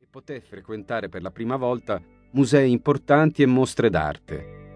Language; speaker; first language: Italian; native; Italian